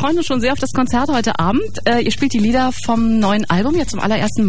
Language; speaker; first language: German; native; German